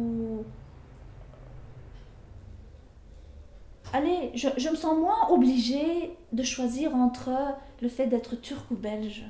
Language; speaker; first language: French; early bilingual, other home language; Turkish